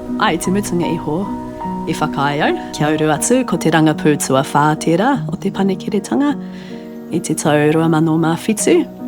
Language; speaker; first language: Māori; non-native, local second language; English